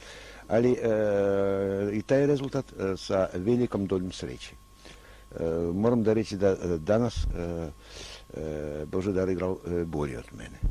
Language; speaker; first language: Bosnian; non-native, learner; Russian